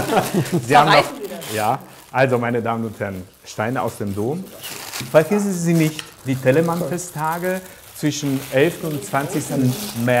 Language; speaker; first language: German; native; German